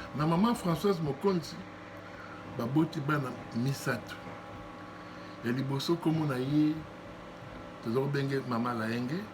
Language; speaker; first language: Lingala; native; Lingala